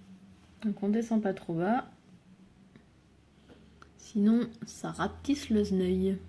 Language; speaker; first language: French; native; French